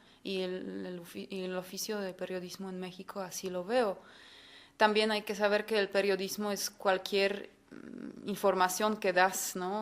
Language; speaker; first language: Spanish; non-native, fluent; Polish